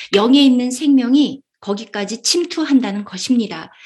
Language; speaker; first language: Korean; native; Korean